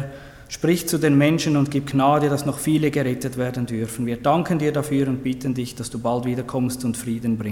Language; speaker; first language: German; native; German